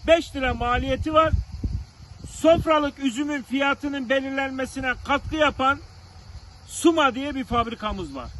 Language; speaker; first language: Turkish; native; Turkish